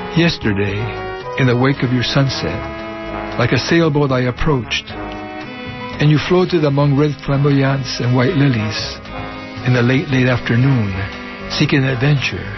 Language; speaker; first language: English; early bilingual, other home language; Spanish